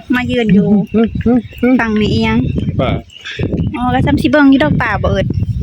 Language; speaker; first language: Thai; native; Thai